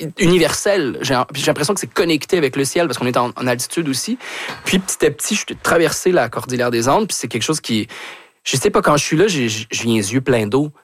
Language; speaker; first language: French; native; French